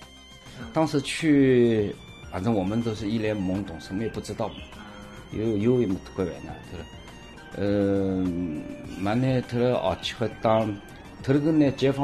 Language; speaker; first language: Mongolian; non-native, local second language; Chinese